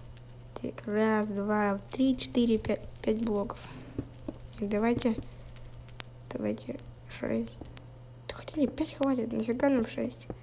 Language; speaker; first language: Russian; native; Russian